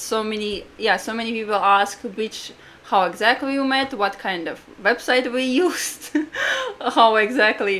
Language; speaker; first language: English; non-native, fluent; Latvian